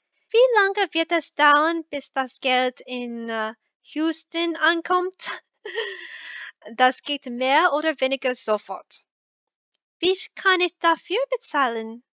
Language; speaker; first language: German; non-native, learner; English